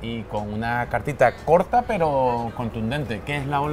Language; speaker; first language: Spanish; native; Spanish